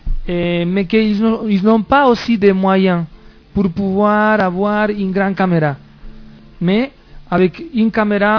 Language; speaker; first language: French; non-native, fluent; Spanish